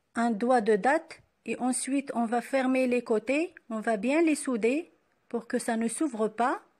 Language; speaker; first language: French; non-native, local second language; Arabic